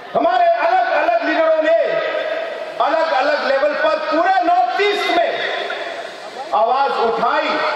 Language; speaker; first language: Hindi; non-native, local second language; Kok Borok